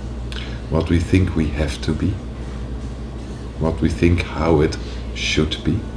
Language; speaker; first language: English; non-native, fluent; Dutch